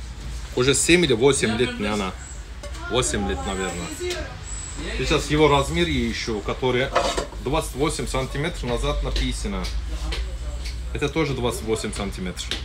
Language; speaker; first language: Russian; non-native, learner; Turkish